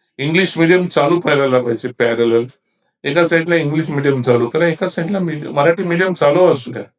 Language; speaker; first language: Marathi; native; Marathi